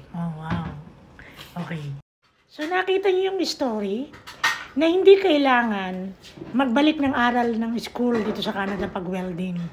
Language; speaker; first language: Filipino; native; Filipino